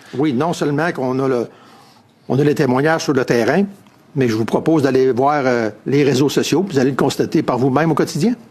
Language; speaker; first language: French; native; French